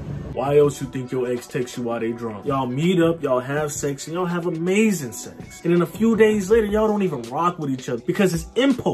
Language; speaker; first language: English; native; English